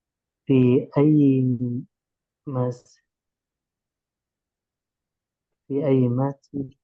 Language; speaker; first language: Arabic; non-native, learner; Indonesian